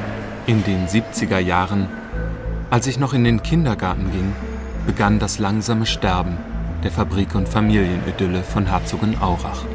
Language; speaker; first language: German; native; German